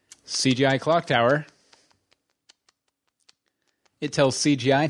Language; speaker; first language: English; native; English